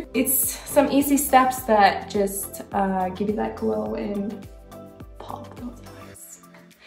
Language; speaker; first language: English; non-native, fluent; Swedish